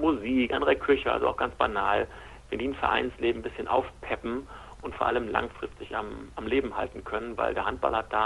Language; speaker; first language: German; native; German